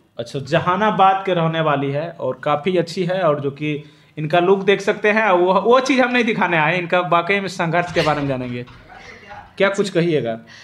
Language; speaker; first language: Hindi; native; Hindi